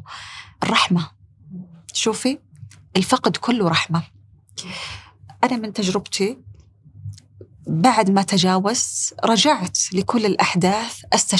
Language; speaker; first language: Arabic; native; Arabic